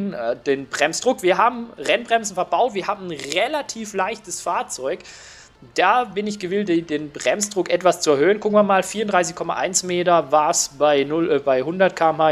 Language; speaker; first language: German; native; German